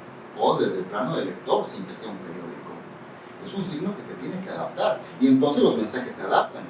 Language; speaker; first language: Spanish; native; Spanish